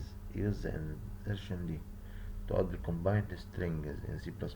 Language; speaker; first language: English; non-native, fluent; Arabic